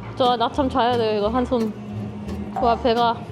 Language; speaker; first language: Korean; non-native, fluent; German